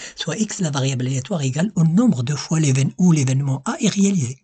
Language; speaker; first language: French; non-native, local second language; Arabic